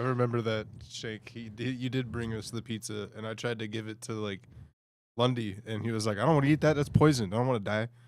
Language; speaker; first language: English; native; English